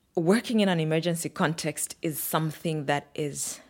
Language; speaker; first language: English; non-native, local second language; Bemba